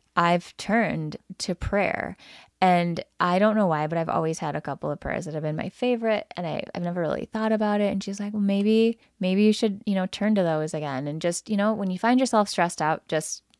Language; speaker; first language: English; native; English